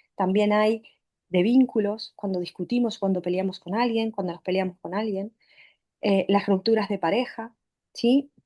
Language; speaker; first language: Spanish; native; Spanish